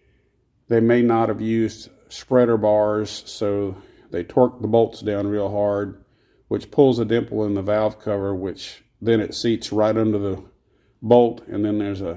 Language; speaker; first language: English; native; English